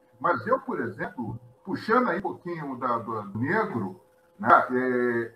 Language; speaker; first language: Portuguese; native; Portuguese